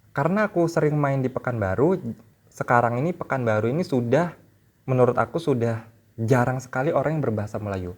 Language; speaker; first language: Indonesian; native; Indonesian